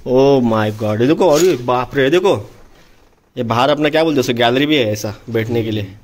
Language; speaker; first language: Hindi; non-native, local second language; Marathi